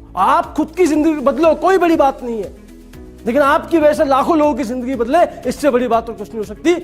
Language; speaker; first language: Hindi; native; Hindi